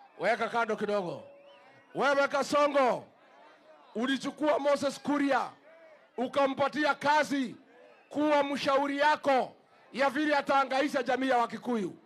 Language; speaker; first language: Swahili; non-native, local second language; Kikuyu